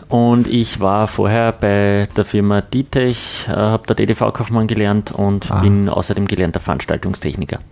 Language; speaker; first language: German; native; German